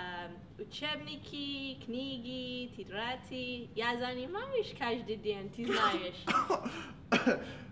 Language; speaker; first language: Russian; non-native, learner; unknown